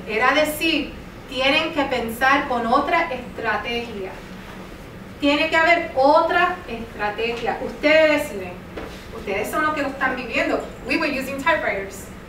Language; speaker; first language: Spanish; early bilingual, heritage; Spanish